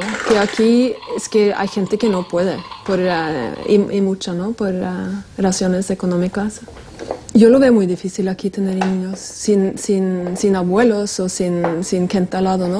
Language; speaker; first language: Spanish; non-native, fluent; Norwegian